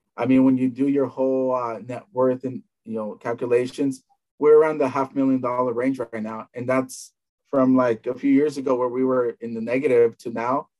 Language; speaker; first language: English; native; English